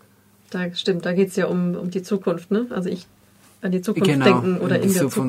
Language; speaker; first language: German; native; German